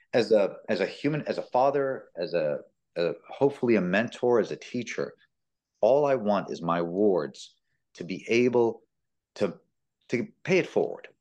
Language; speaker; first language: English; early bilingual, other home language; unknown